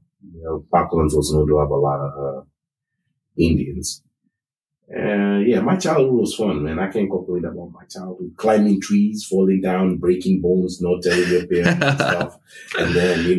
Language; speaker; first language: English; non-native, local second language; Kikuyu